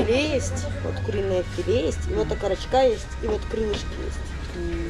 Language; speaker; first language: Russian; native; Russian